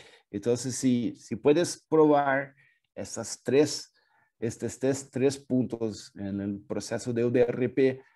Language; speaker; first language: Spanish; non-native, fluent; Portuguese